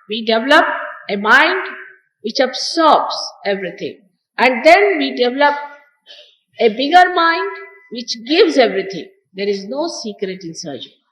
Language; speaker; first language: English; non-native, local second language; Marathi